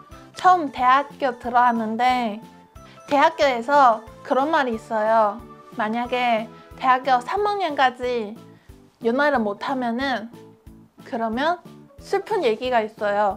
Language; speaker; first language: Korean; non-native, fluent; Chinese